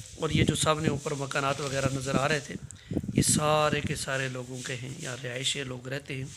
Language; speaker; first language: Urdu; non-native, local second language; Northern Hindko